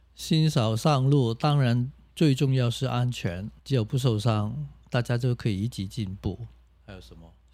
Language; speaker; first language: Chinese; non-native, local second language; Cantonese